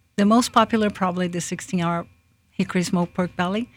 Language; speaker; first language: English; early bilingual, other home language; Portuguese